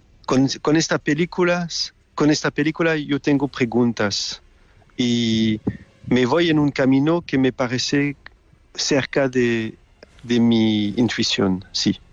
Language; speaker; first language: Spanish; non-native, learner; French